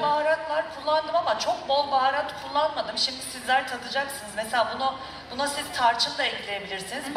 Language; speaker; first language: Turkish; native; Turkish